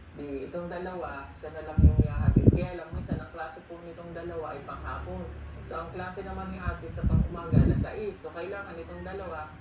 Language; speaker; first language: Filipino; native; Filipino